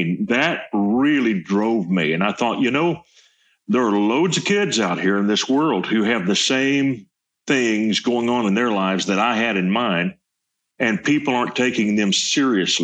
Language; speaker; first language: English; native; English